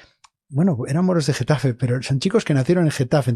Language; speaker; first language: Spanish; native; Spanish